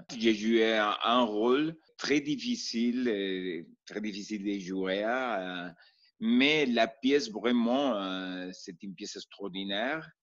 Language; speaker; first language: French; non-native, learner; Spanish